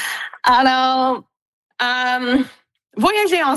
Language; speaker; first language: French; non-native, local second language; English